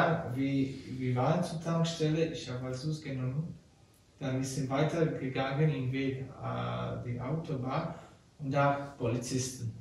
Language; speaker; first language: German; non-native, learner; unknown